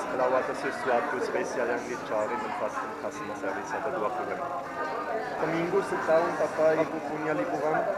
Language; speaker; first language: Indonesian; non-native, fluent; German